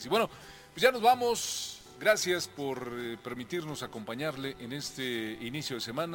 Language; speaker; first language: Spanish; native; Spanish